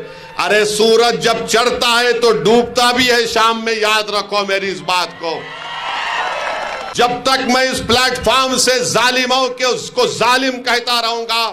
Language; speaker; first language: Urdu; native; Urdu